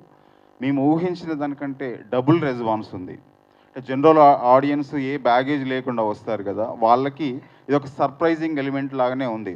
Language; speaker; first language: Telugu; native; Telugu